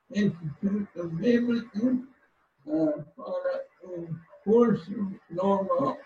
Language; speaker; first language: Portuguese; non-native, learner; English